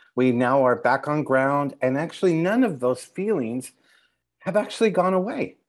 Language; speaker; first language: English; native; English